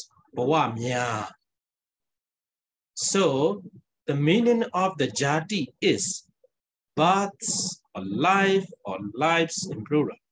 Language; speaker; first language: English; non-native, fluent; Burmese